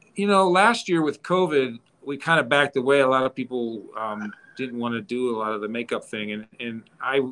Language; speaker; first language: English; native; English